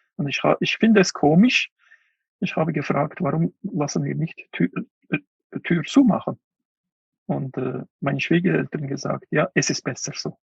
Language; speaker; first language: German; non-native, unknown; Uyghur